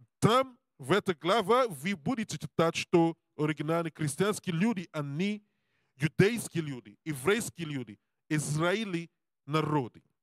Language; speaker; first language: Russian; non-native, learner; Serbian